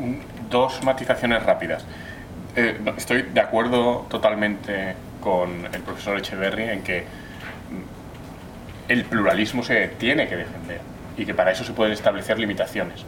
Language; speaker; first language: Spanish; native; Spanish